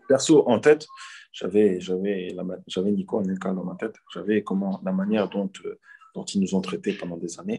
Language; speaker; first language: French; native; French